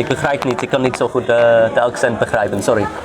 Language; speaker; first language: Dutch; non-native, learner; English